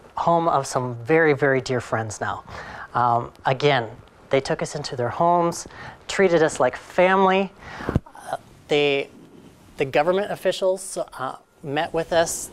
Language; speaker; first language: English; native; English